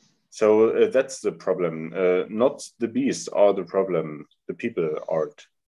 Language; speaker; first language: English; non-native, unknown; German